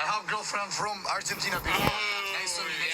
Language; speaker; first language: English; non-native, learner; Albanian